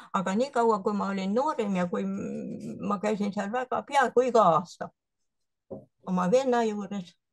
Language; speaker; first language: Estonian; native; Estonian